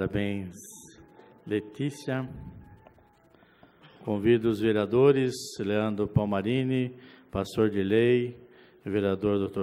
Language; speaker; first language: Portuguese; native; Portuguese